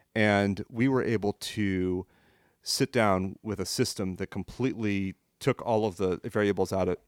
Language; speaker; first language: English; non-native, fluent; French